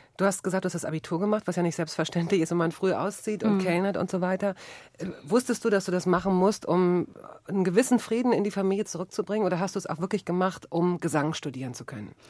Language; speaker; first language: German; native; German